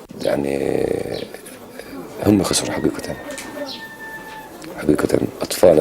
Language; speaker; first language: Arabic; native; Arabic